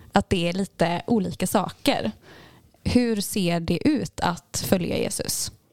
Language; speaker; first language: Swedish; native; Swedish